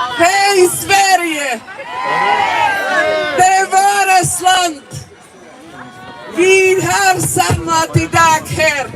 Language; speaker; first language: Swedish; non-native, learner; Somali